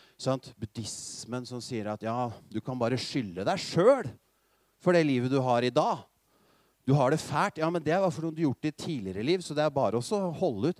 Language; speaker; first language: Norwegian; native; Norwegian